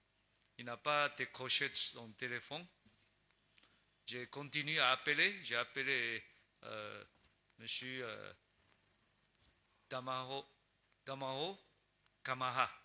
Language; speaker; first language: French; non-native, learner; Chinese